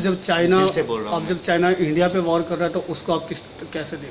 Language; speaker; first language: Hindi; native; Hindi